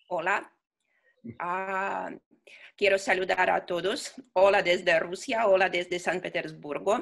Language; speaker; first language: Spanish; non-native, fluent; Russian